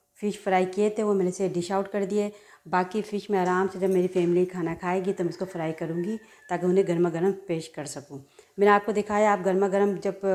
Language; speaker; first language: Urdu; native; Urdu